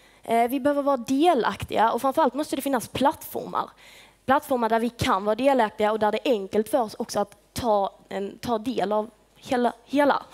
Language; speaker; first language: Swedish; native; Swedish